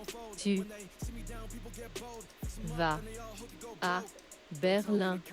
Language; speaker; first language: French; non-native, learner; English